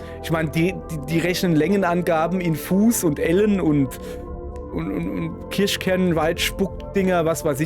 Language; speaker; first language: German; native; German